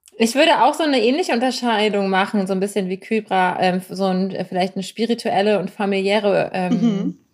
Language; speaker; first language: German; native; German